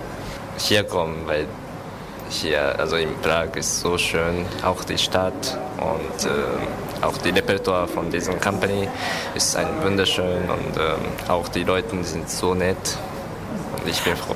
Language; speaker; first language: German; non-native, learner; Japanese